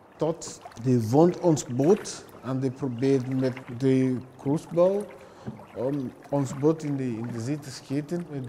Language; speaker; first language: Dutch; non-native, learner; Somali